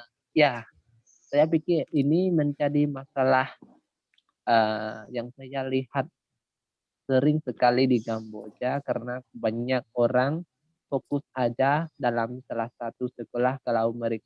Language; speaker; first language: Indonesian; non-native, learner; Khmer